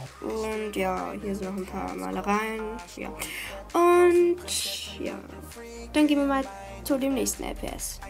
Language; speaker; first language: German; native; German